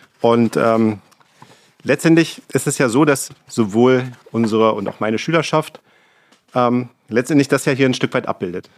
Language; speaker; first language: German; native; German